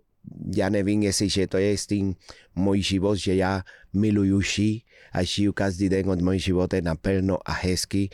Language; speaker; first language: Czech; non-native, fluent; Spanish